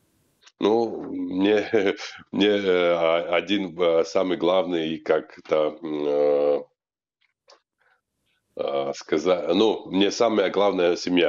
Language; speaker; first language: Russian; non-native, local second language; Latvian